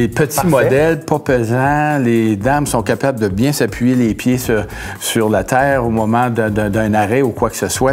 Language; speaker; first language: French; native; French